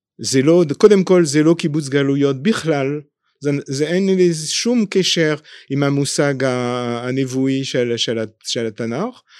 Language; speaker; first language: Hebrew; non-native, fluent; French